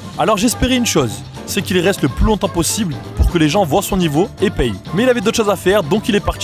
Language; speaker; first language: French; native; French